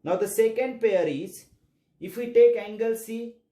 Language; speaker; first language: English; non-native, local second language; Marathi